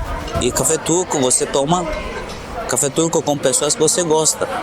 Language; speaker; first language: Portuguese; non-native, fluent; Turkish